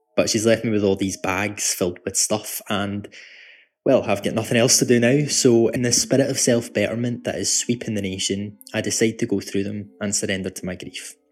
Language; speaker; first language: English; native; English